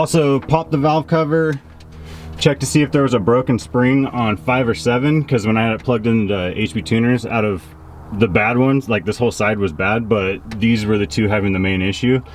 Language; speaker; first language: English; native; English